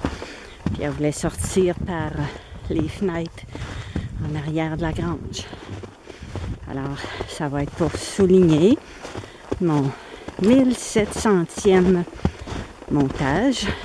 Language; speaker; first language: French; native; French